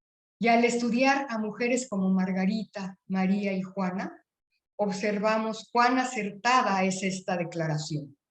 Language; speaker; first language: Spanish; native; Spanish